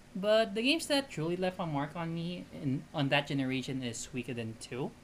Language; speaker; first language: English; non-native, local second language; Filipino